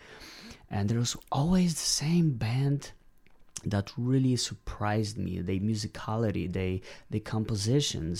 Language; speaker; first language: English; non-native, fluent; Polish